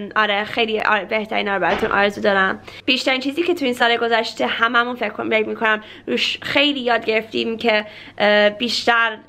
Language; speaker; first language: Persian; early bilingual, heritage; Persian